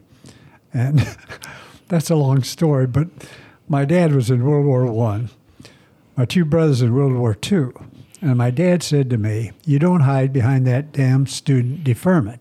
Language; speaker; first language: English; native; English